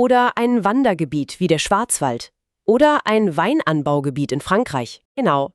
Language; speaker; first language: German; native; German